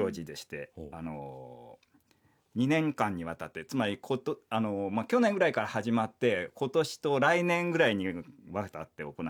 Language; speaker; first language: Japanese; native; Japanese